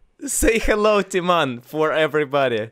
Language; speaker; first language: English; non-native, learner; Russian